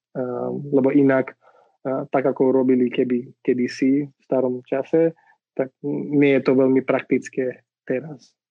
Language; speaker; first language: Slovak; non-native, fluent; Marathi